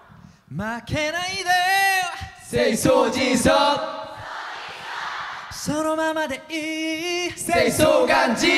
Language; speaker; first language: Japanese; non-native, learner; Korean